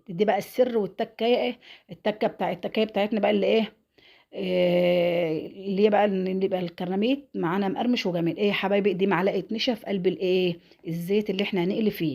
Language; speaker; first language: Arabic; native; Arabic